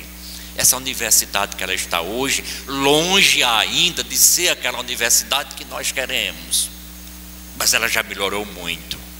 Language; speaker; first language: Portuguese; native; Portuguese